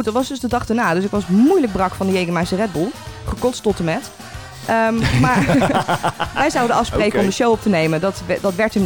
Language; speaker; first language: Dutch; native; Dutch